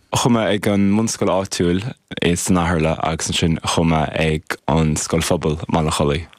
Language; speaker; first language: Irish; non-native, local second language; English